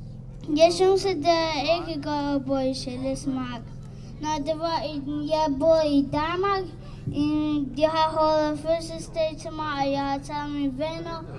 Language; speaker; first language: Danish; early bilingual, other home language; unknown